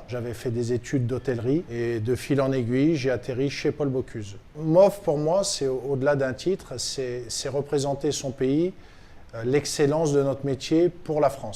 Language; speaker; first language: French; native; French